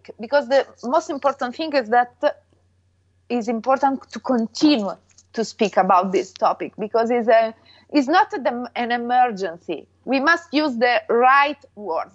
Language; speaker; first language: English; non-native, fluent; Italian